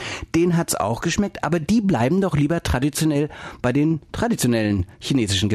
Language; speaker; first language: German; native; German